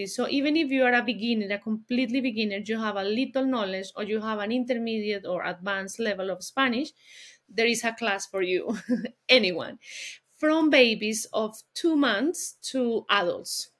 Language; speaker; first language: English; non-native, fluent; Spanish